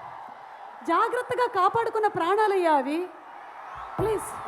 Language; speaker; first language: Telugu; native; Telugu